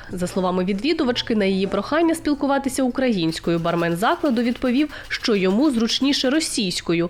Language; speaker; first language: Ukrainian; native; Ukrainian